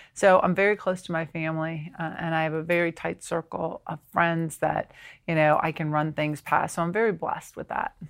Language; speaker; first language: English; native; English